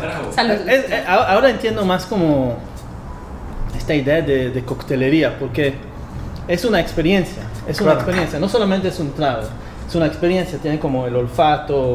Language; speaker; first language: Spanish; non-native, fluent; Hebrew